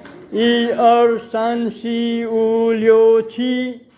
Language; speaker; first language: Chinese; non-native, learner; Nepali